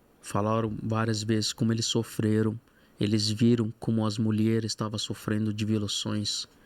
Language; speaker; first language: Portuguese; non-native, fluent; Arabic